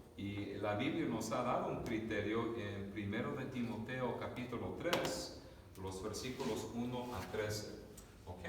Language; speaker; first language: Spanish; early bilingual, other home language; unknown